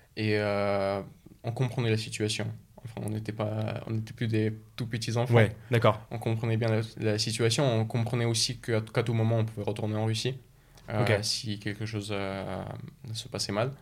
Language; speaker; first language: French; early bilingual, other home language; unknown